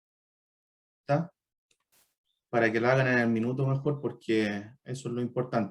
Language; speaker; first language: Spanish; native; Spanish